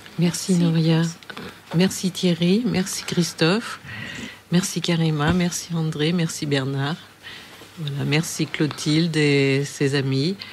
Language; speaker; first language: French; native; French